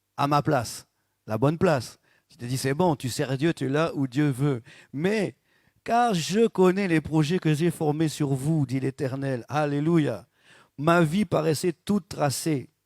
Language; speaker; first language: French; native; French